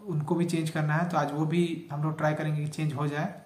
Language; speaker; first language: Hindi; native; Hindi